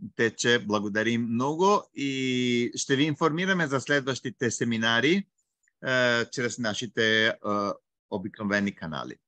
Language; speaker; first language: Bulgarian; native; Bulgarian